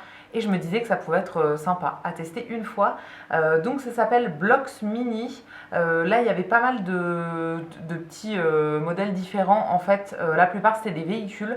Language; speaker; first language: French; native; French